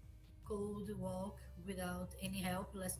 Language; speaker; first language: English; non-native, learner; Portuguese